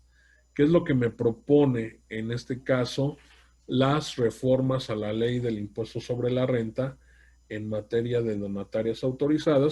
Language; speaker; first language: Spanish; native; Spanish